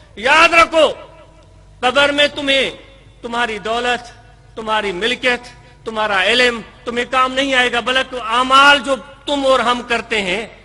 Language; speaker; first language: Urdu; non-native, local second language; Sindhi